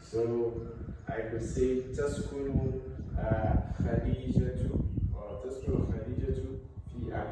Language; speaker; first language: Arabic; non-native, fluent; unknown